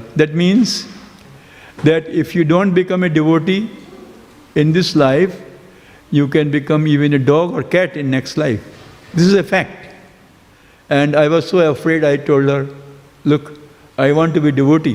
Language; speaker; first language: English; non-native, local second language; Hindi